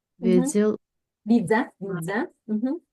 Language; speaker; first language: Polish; non-native, fluent; Ukrainian